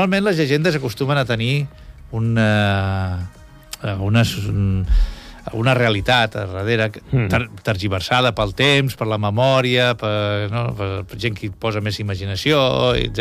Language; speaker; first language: Catalan; native; Catalan